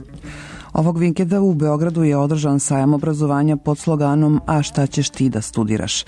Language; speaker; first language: Serbian; native; Serbian